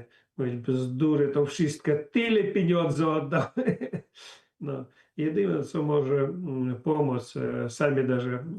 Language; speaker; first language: Polish; non-native, learner; Belarusian